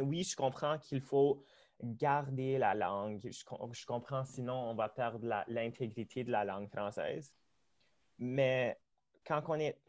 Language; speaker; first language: French; non-native, local second language; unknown